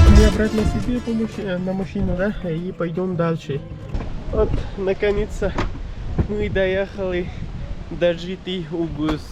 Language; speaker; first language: Russian; non-native, learner; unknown